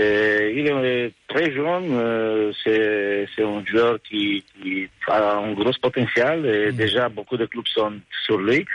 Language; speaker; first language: French; non-native, fluent; Romanian